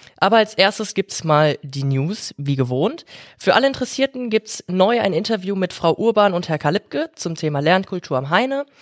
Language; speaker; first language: German; native; German